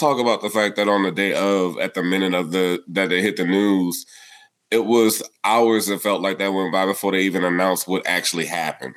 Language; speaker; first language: English; native; English